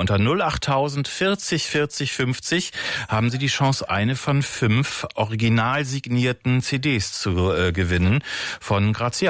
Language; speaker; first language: German; native; German